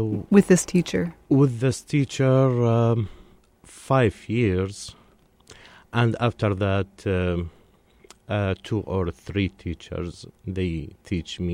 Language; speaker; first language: English; non-native, learner; Arabic